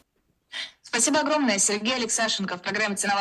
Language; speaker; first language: Russian; native; Russian